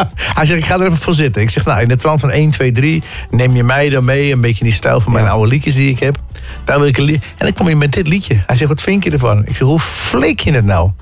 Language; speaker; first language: Dutch; early bilingual, other home language; English